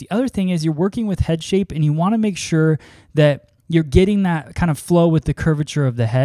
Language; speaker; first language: English; native; English